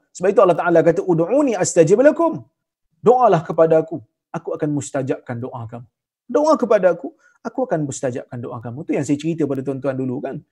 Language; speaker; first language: Malay; native; Malay